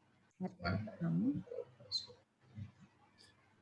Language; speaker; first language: English; non-native, fluent; Indonesian